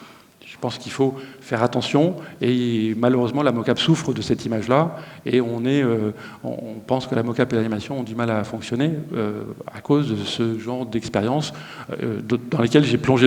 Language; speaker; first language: French; native; French